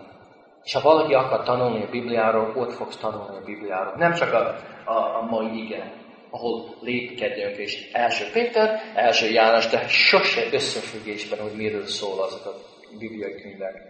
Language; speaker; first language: Hungarian; non-native, fluent; English